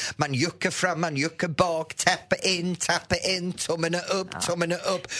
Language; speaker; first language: Swedish; non-native, fluent; English